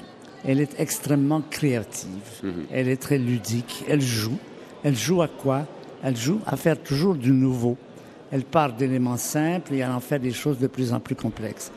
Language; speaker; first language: French; native; French